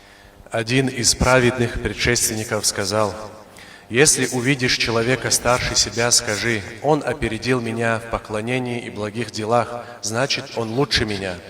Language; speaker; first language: Russian; non-native, local second language; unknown